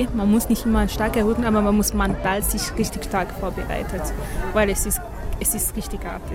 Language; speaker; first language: German; non-native, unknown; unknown